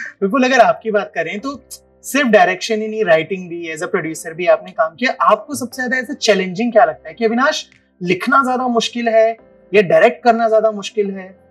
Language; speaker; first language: Hindi; native; Hindi